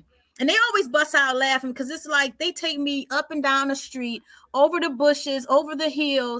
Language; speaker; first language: English; native; English